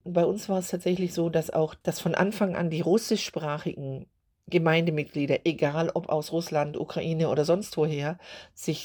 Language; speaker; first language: German; native; German